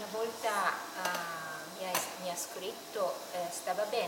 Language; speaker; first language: Italian; non-native, fluent; Japanese